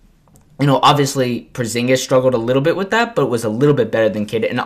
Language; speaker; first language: English; native; English